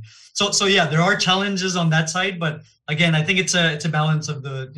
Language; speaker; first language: English; non-native, fluent; Gujarati